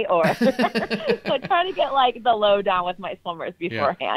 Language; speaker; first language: English; native; English